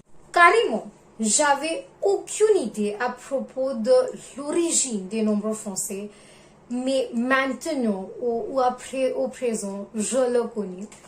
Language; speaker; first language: French; non-native, learner; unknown